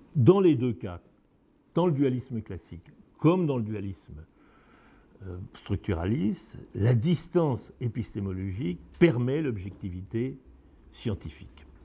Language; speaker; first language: French; native; French